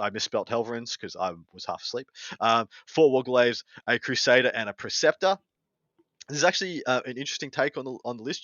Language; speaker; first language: English; native; English